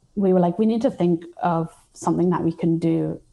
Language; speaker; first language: English; native; English